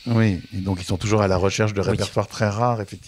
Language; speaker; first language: French; native; French